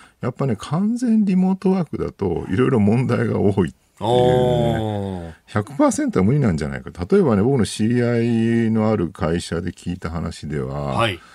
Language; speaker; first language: Japanese; native; Japanese